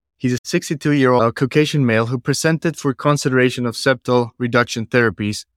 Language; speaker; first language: English; non-native, fluent; Spanish